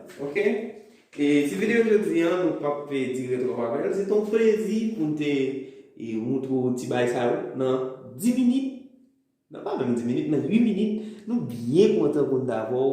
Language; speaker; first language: French; non-native, local second language; Haitian Creole